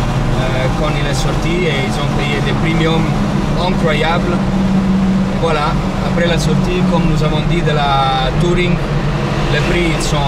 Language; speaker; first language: French; non-native, learner; Italian